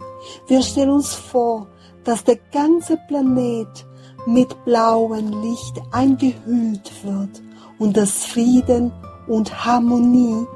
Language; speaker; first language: German; non-native, fluent; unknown